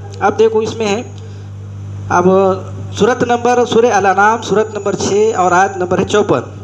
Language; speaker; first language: Urdu; native; Urdu